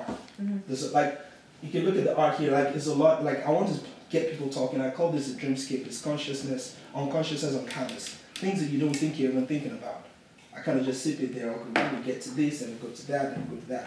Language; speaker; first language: English; non-native, local second language; Yoruba